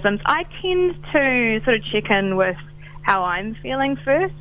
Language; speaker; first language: English; native; English